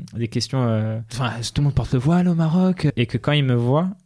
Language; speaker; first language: French; native; French